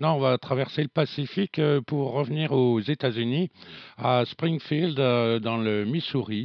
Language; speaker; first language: French; native; French